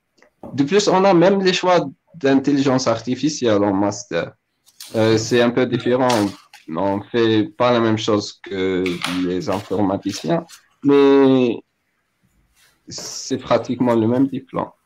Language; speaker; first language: French; non-native, local second language; Arabic